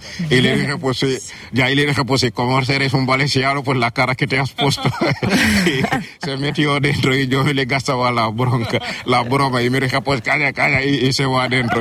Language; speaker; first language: Spanish; non-native, fluent; Wolof